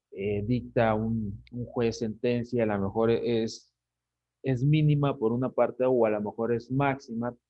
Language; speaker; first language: Spanish; native; Spanish